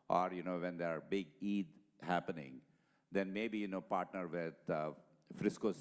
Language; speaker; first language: English; non-native, local second language; Telugu